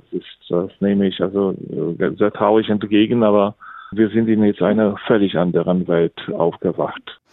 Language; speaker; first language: German; non-native, fluent; Polish